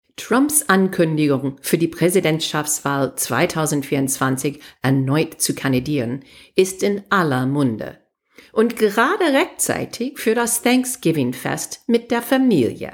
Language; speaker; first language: German; non-native, fluent; English